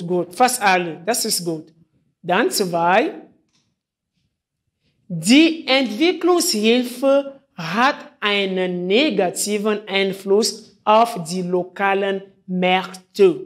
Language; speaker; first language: German; non-native, fluent; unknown